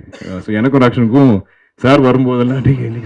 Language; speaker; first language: Tamil; non-native, local second language; Malayalam